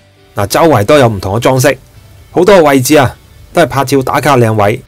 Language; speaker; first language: Chinese; non-native, local second language; Cantonese